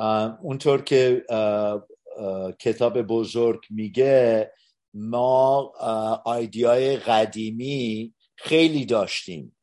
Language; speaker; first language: Persian; early bilingual, heritage; Persian